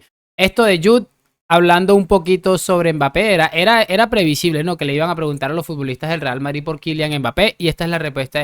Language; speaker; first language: Spanish; native; Spanish